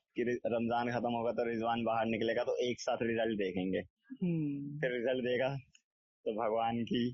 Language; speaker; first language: Hindi; native; Hindi